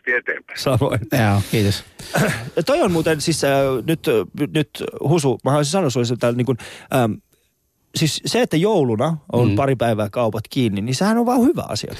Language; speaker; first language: Finnish; non-native, fluent; Persian